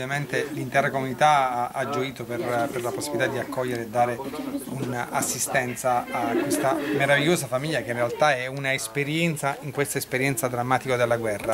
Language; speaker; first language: Italian; native; Italian